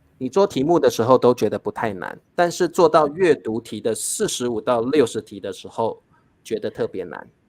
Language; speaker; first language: Chinese; native; Chinese